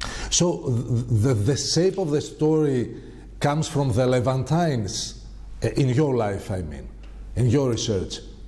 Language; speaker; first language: English; non-native, fluent; Greek